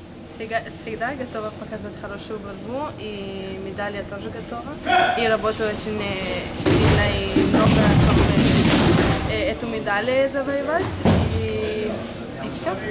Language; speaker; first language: Russian; early bilingual, heritage; Russian